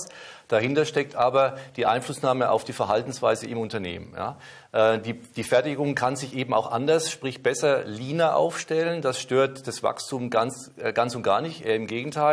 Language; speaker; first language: German; native; German